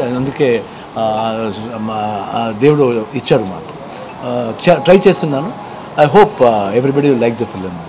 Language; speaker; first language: Telugu; non-native, learner; Kannada